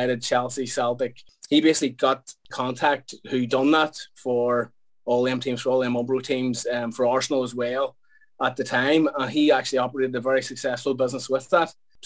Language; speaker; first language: English; native; English